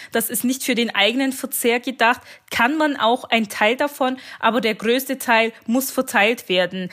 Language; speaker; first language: German; early bilingual, other home language; Turkish